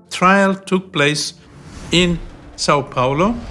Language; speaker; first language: English; non-native, fluent; Bulgarian